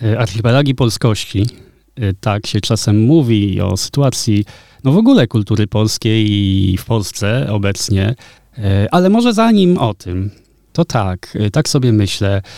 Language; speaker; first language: Polish; native; Polish